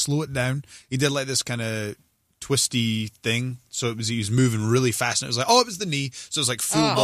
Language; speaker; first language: English; native; English